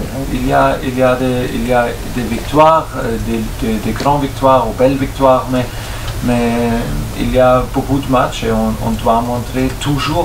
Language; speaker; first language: French; non-native, fluent; German